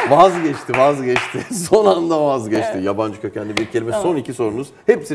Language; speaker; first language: Turkish; native; Turkish